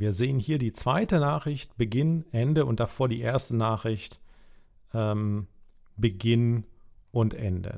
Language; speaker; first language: German; native; German